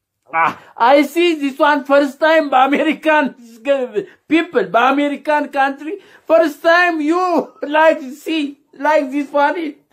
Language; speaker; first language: English; non-native, learner; Amharic